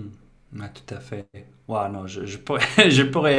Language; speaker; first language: French; non-native, fluent; English